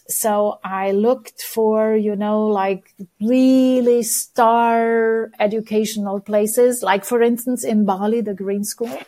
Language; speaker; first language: English; non-native, fluent; Romanian